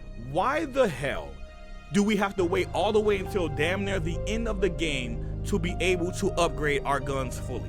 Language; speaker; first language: English; native; English